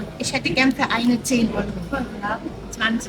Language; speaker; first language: German; early bilingual, other home language; Turkish